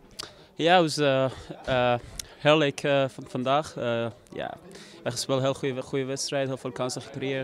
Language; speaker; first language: Dutch; non-native, learner; Persian